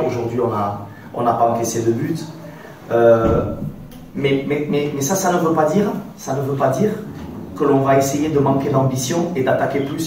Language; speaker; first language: French; native; French